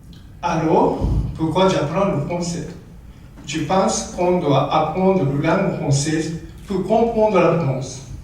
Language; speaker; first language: French; non-native, learner; Japanese